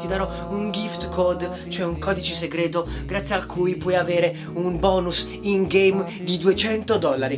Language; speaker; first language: Italian; native; Italian